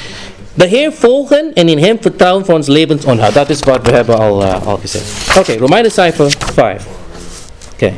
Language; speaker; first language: Dutch; non-native, fluent; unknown